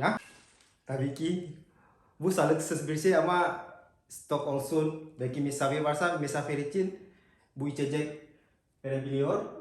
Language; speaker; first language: Turkish; non-native, fluent; Indonesian